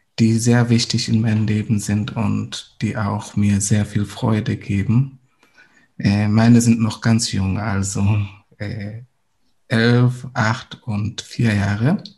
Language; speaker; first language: German; non-native, fluent; Swahili